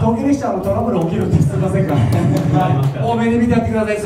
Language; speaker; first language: Japanese; native; Japanese